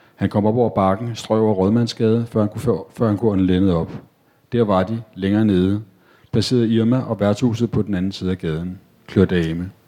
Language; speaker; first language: Danish; native; Danish